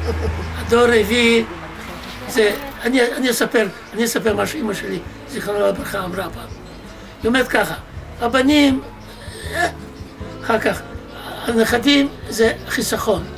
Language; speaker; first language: Hebrew; non-native, fluent; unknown